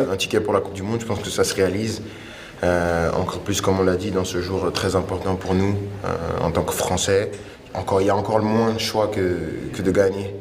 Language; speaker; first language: French; native; French